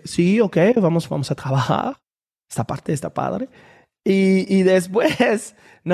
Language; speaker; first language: Spanish; non-native, fluent; French